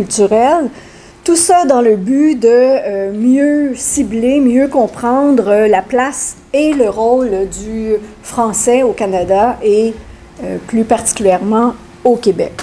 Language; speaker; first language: French; native; French